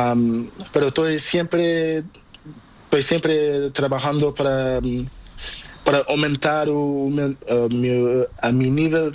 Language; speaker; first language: Spanish; non-native, learner; Portuguese